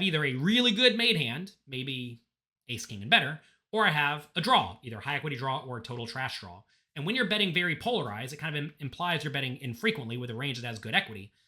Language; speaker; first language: English; native; English